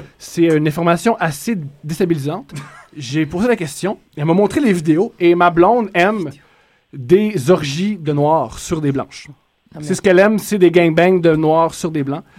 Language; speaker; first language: French; native; French